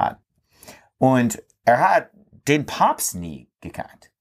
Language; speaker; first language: German; non-native, fluent; English